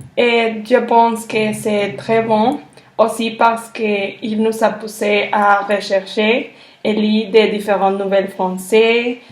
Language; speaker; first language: French; non-native, learner; Spanish